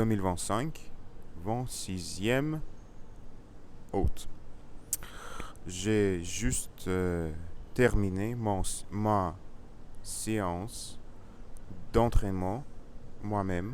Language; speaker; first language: French; non-native, learner; Russian